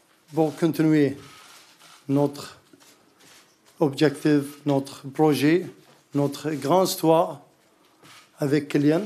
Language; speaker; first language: French; non-native, learner; Arabic